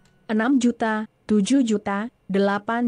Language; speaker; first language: Indonesian; non-native, learner; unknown